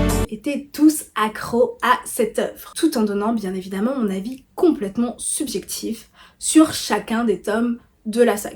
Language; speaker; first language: French; native; French